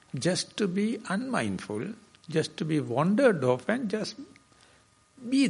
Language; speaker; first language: English; non-native, fluent; Sinhala